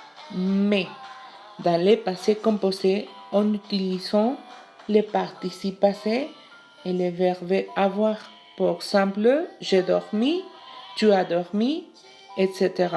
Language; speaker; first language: French; non-native, learner; Spanish